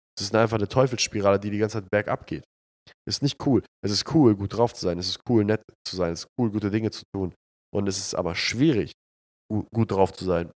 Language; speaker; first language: German; early bilingual, other home language; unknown